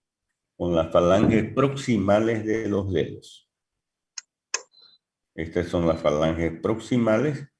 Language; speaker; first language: Spanish; native; Spanish